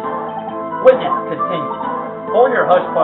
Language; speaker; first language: English; native; English